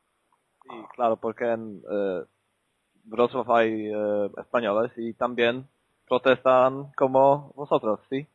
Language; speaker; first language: Spanish; non-native, learner; Polish